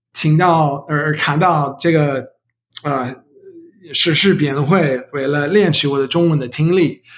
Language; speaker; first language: Chinese; non-native, learner; English